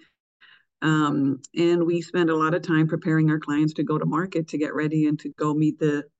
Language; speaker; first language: English; native; English